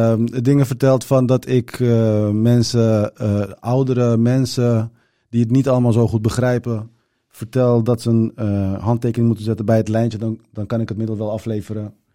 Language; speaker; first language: Dutch; early bilingual, other home language; Turkish